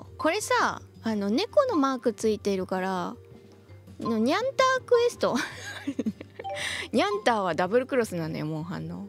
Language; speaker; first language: Japanese; native; Japanese